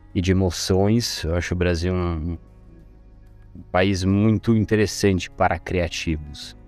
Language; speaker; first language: Portuguese; non-native, fluent; Italian